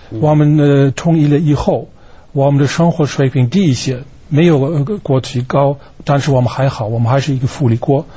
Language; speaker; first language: Chinese; non-native, fluent; German